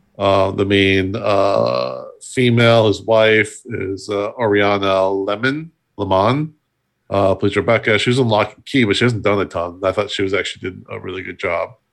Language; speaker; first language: English; native; English